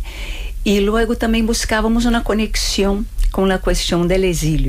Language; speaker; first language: Spanish; non-native, fluent; Portuguese